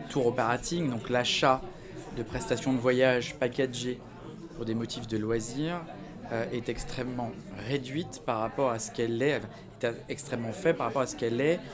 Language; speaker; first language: French; native; French